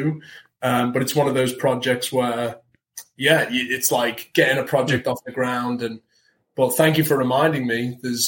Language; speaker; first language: English; native; English